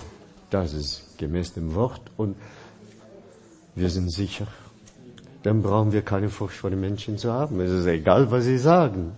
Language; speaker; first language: German; non-native, fluent; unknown